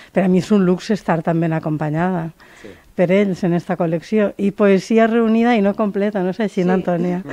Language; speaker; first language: Catalan; native; Catalan